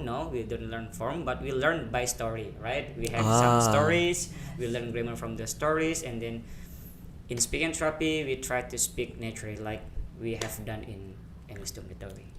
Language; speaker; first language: English; non-native, fluent; Indonesian